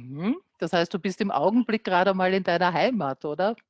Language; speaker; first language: German; native; German